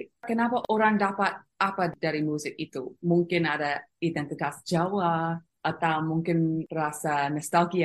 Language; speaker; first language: Indonesian; non-native, fluent; English